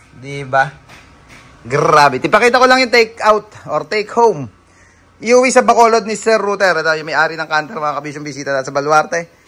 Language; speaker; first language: Filipino; native; Filipino